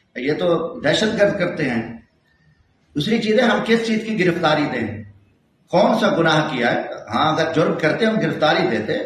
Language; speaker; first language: Urdu; non-native, local second language; Saraiki